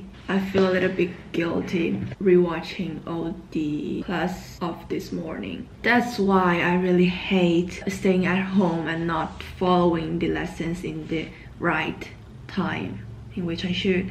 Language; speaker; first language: English; non-native, fluent; Chinese